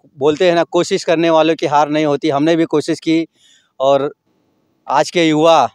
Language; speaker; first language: Hindi; native; Hindi